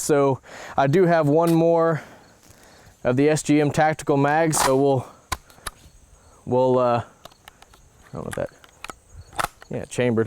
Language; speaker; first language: English; native; English